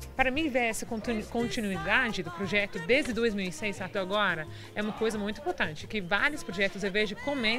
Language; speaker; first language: Portuguese; non-native, fluent; English